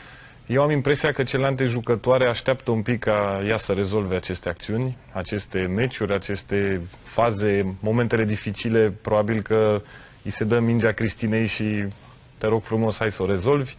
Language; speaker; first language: Romanian; native; Romanian